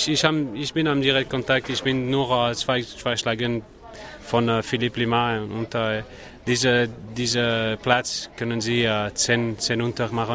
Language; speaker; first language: German; non-native, learner; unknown